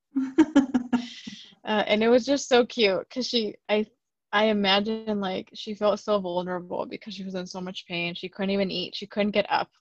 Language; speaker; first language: English; early bilingual, other home language; Spanish